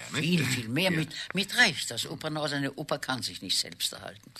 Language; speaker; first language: German; native; German